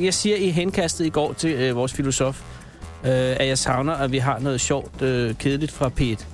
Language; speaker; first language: Danish; native; Danish